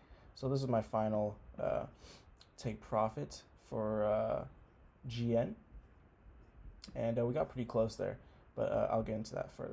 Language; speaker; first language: English; native; English